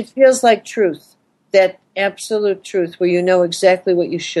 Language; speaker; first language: English; native; English